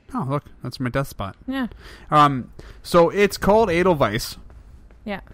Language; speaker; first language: English; native; English